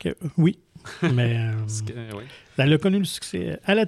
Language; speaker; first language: French; native; French